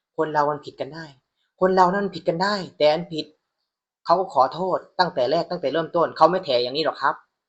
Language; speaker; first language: Thai; native; Thai